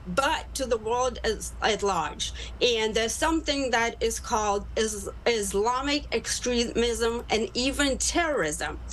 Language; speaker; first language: English; non-native, fluent; Russian